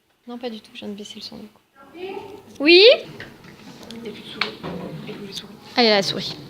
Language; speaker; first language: French; native; French